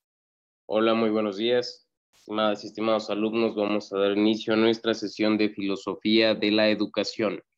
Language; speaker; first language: Spanish; native; Spanish